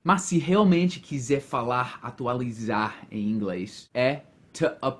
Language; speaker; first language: Portuguese; non-native, fluent; English